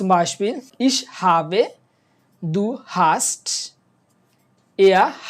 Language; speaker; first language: German; non-native, fluent; Bangla